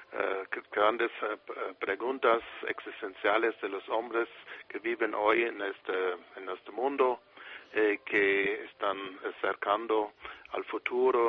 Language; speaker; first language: Spanish; non-native, fluent; German